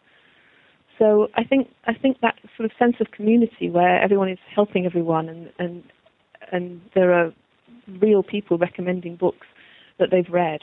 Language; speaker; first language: English; native; English